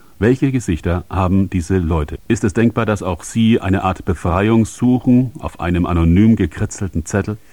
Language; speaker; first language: German; native; German